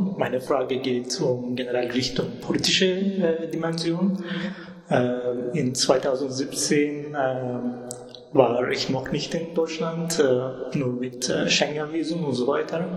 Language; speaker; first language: German; non-native, fluent; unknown